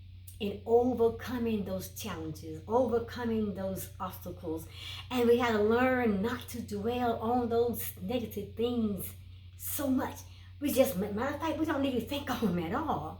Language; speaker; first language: English; native; English